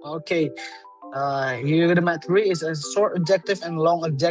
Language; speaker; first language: English; non-native, learner; Indonesian